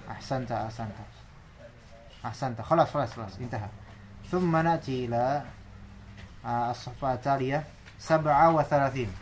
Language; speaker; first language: Arabic; non-native, fluent; Indonesian